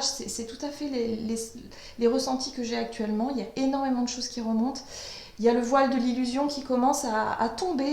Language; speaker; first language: French; native; French